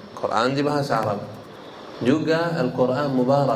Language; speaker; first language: Indonesian; non-native, learner; Arabic